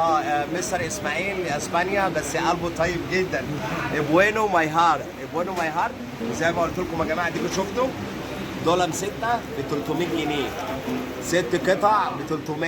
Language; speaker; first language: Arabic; native; Arabic